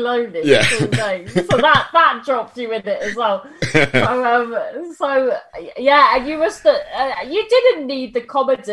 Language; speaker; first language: English; native; English